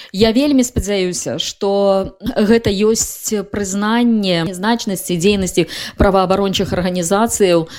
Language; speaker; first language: Belarusian; native; Belarusian